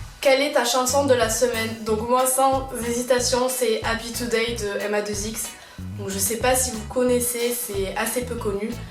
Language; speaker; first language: French; native; French